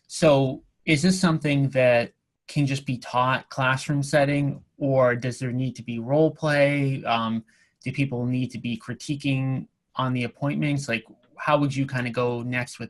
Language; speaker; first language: English; native; English